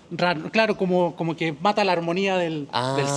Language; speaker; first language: Spanish; native; Spanish